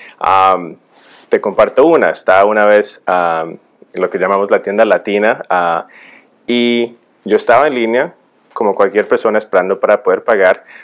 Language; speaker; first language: Spanish; early bilingual, heritage; Spanish